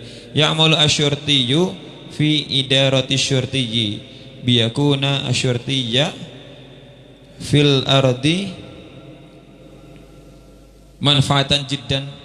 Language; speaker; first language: Arabic; non-native, fluent; Indonesian